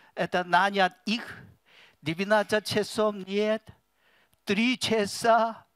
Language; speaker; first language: Russian; non-native, learner; Korean